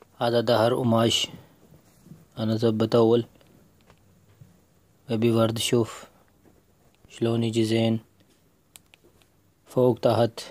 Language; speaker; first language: Arabic; non-native, learner; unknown